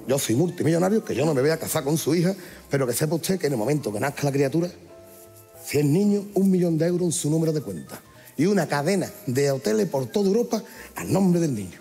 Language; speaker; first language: Spanish; native; Spanish